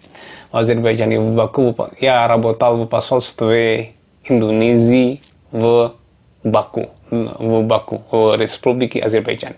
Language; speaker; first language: Russian; non-native, learner; Javanese